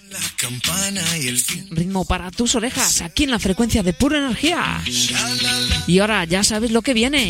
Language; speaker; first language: Spanish; native; Spanish